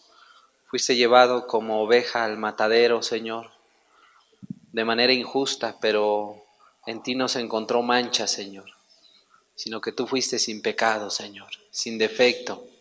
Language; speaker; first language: Spanish; native; Spanish